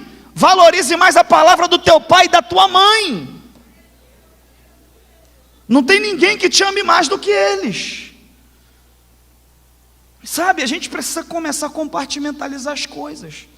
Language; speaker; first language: Portuguese; native; Portuguese